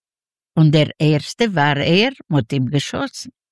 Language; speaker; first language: German; non-native, learner; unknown